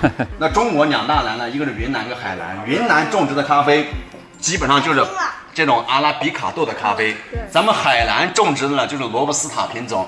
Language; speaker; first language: Chinese; native; Chinese